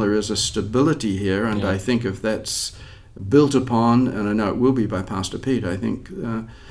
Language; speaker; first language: English; native; English